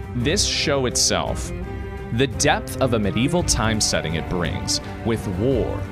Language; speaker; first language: English; native; English